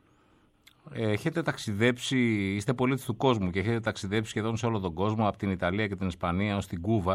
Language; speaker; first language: Greek; native; Greek